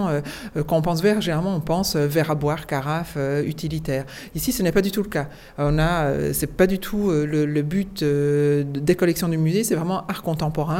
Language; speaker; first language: French; native; French